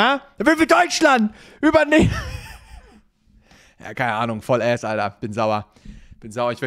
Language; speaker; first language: German; native; German